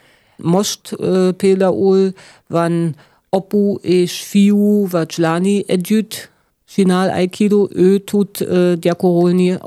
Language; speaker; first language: Hungarian; non-native, learner; German